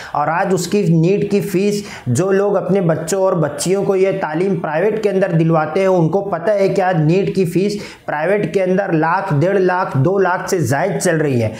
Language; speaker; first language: Hindi; non-native, local second language; Urdu